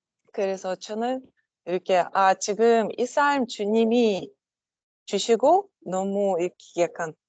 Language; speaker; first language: Korean; non-native, learner; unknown